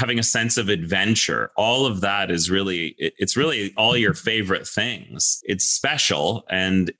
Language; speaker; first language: English; native; English